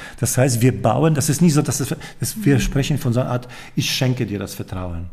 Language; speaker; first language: German; non-native, fluent; Polish